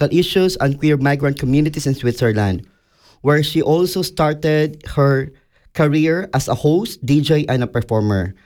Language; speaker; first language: English; non-native, local second language; Cebuano